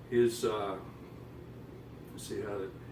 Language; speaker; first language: English; native; English